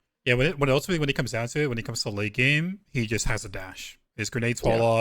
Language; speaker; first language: English; native; English